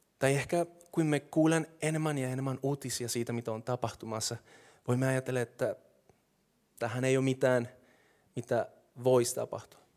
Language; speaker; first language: Finnish; non-native, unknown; Spanish